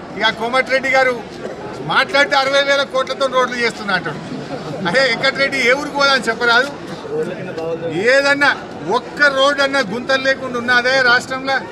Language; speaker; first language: Telugu; native; Telugu